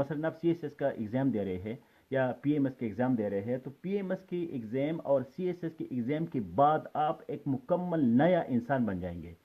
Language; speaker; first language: Urdu; non-native, local second language; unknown